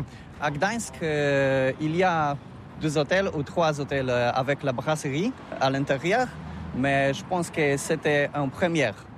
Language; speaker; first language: French; non-native, learner; Polish